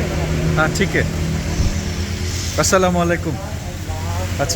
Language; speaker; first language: Hindi; non-native, learner; Bangla